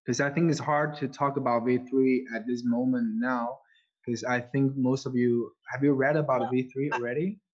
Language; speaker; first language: English; non-native, fluent; Chinese